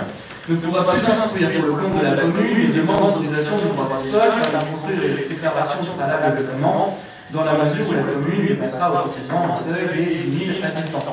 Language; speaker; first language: French; native; French